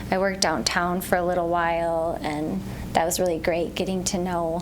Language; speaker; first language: English; native; English